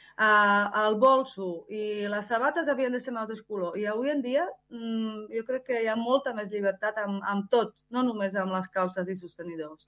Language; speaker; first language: Catalan; non-native, fluent; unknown